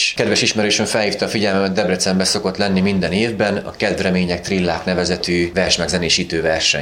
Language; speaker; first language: Hungarian; native; Hungarian